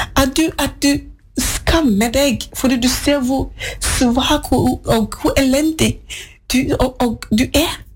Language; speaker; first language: Norwegian; non-native, fluent; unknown